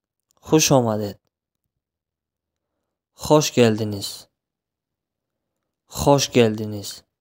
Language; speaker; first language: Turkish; non-native, fluent; Tajik